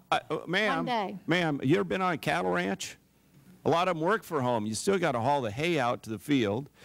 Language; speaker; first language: English; native; English